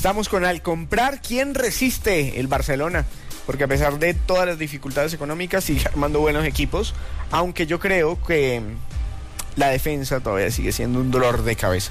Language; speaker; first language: Spanish; native; Spanish